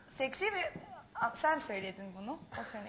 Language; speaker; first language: Turkish; non-native, learner; Greek